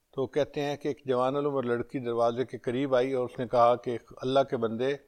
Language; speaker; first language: Urdu; native; Urdu